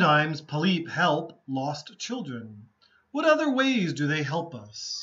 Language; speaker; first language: English; native; English